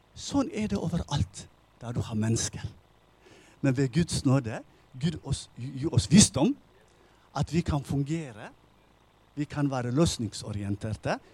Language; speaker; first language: Norwegian; non-native, fluent; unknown